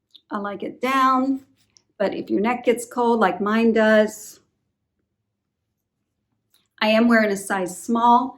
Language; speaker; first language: English; native; English